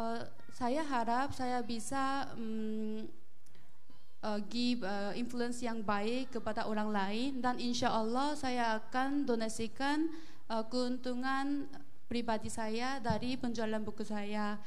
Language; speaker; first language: Indonesian; non-native, learner; Korean